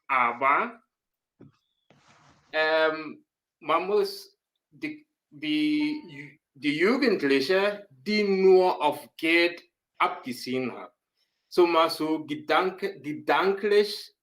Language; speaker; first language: German; non-native, learner; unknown